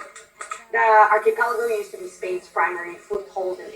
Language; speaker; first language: English; non-native, local second language; Filipino